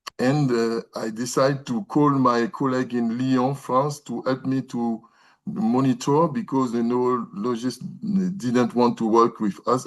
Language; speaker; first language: English; non-native, learner; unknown